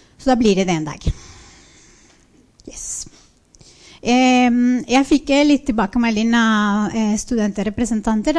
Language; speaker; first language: Norwegian; non-native, fluent; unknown